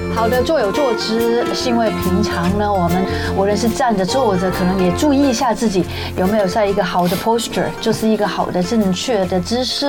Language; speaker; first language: Chinese; native; Chinese